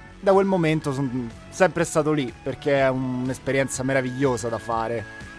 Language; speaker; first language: Italian; native; Italian